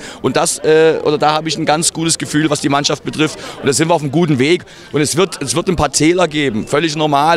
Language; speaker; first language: German; native; German